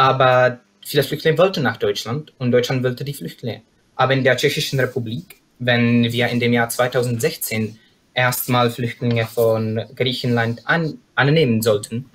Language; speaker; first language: German; non-native, fluent; Czech